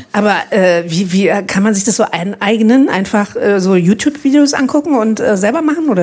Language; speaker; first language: German; native; German